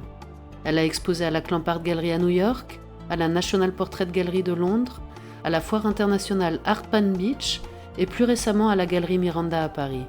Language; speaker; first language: French; native; French